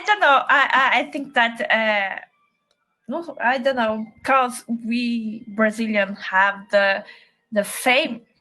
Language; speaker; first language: English; non-native, learner; Portuguese